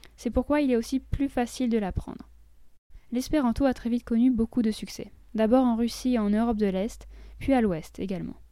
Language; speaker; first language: French; native; French